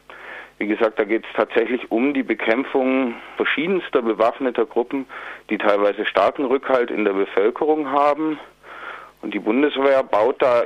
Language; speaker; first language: German; native; German